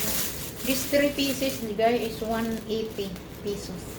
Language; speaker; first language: English; non-native, learner; Filipino